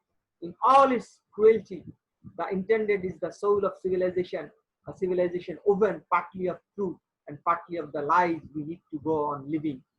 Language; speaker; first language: English; non-native, local second language; Bangla